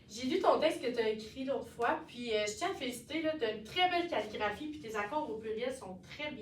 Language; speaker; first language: French; native; French